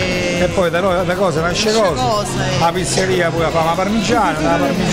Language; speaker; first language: Italian; native; Italian